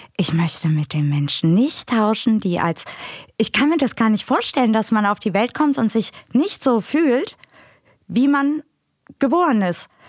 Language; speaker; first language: German; native; German